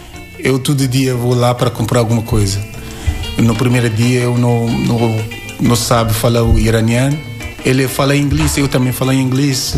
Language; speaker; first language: Portuguese; non-native, learner; Yoruba